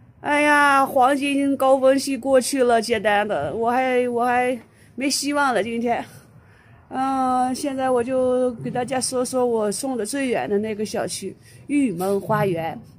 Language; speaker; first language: Chinese; native; Chinese